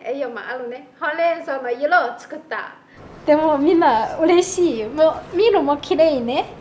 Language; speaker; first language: Japanese; non-native, learner; Chinese